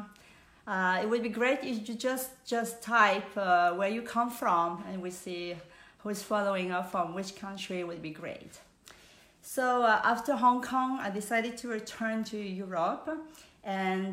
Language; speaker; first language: English; non-native, fluent; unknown